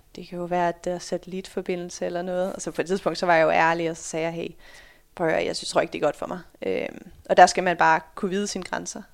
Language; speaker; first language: Danish; early bilingual, other home language; Dutch